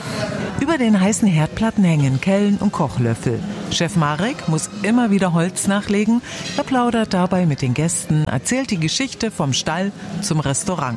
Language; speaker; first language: German; native; German